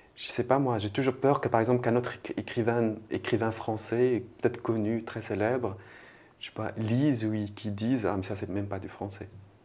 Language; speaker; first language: French; non-native, local second language; Arabic